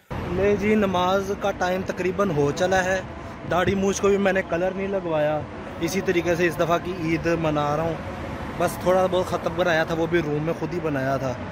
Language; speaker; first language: Urdu; non-native, local second language; Punjabi